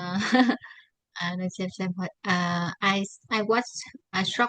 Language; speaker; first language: English; non-native, learner; Vietnamese